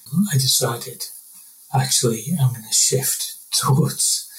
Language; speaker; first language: English; native; English